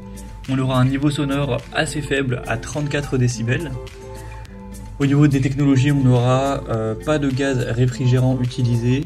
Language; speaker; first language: French; native; French